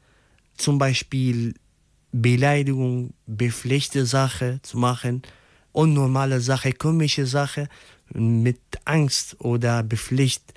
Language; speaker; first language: German; non-native, local second language; Arabic